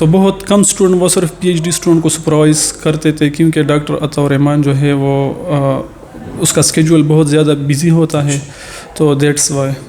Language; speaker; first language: Urdu; non-native, local second language; Pashto